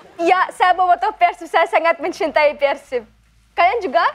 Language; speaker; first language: Indonesian; non-native, learner; German